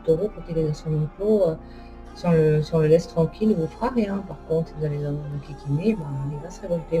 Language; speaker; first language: French; native; French